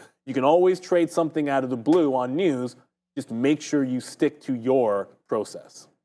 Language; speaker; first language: English; native; English